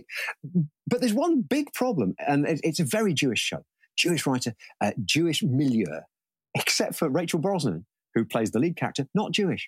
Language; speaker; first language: English; native; English